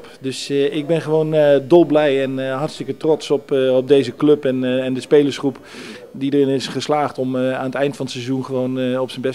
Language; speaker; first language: Dutch; native; Dutch